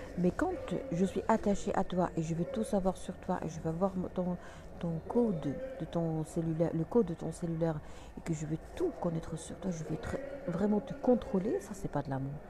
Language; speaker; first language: French; non-native, local second language; Arabic